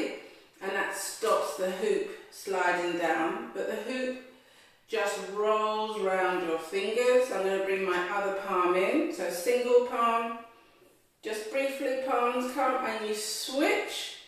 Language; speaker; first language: English; native; English